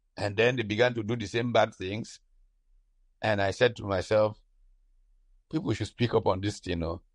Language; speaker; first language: English; non-native, local second language; Hausa